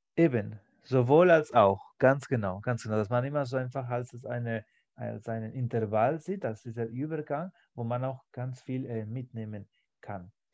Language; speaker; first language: German; non-native, fluent; Spanish